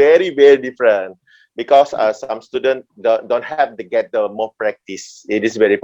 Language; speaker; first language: English; non-native, learner; Indonesian